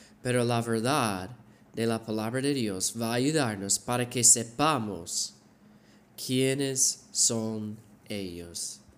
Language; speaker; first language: Spanish; non-native, fluent; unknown